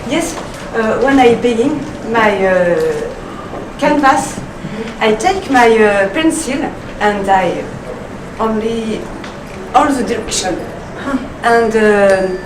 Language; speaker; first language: English; non-native, learner; French